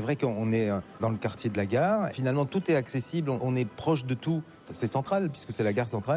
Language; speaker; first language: French; native; French